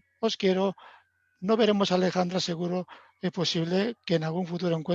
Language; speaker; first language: Spanish; native; Spanish